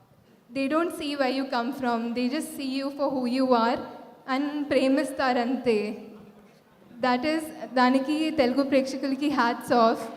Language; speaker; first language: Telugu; non-native, fluent; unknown